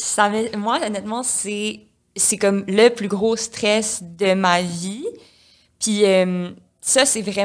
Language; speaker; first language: French; native; French